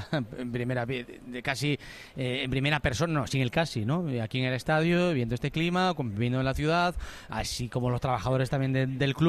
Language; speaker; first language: Spanish; native; Spanish